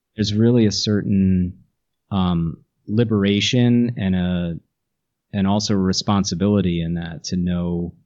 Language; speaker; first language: English; native; English